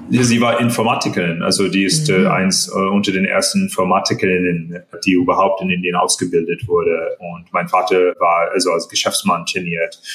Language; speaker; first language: German; non-native, fluent; English